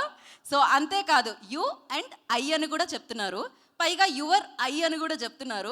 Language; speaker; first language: Telugu; native; Telugu